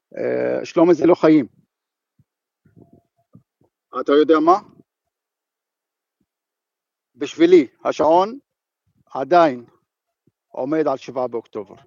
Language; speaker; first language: Hebrew; non-native, fluent; Arabic